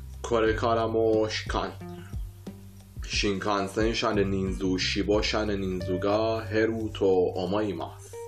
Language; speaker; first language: Japanese; non-native, fluent; Persian